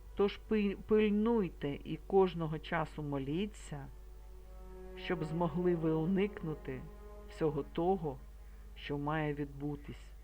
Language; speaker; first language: Ukrainian; native; Ukrainian